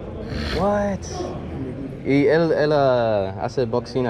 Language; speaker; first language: Spanish; non-native, learner; English